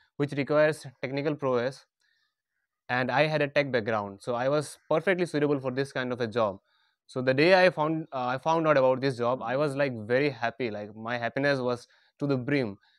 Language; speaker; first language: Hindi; non-native, local second language; Bangla